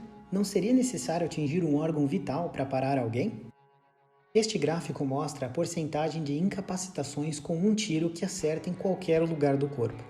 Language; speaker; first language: Portuguese; native; Portuguese